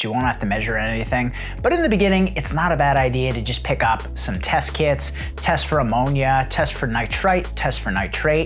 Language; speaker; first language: English; native; English